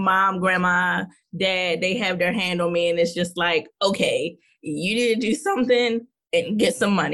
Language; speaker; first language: English; native; English